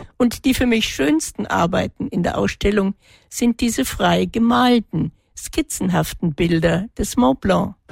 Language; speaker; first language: German; native; German